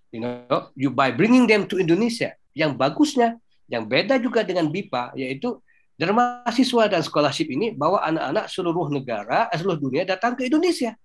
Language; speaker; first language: Indonesian; early bilingual, heritage; Thai